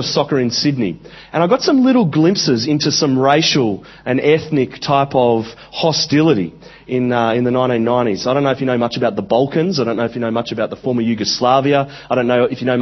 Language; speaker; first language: English; native; English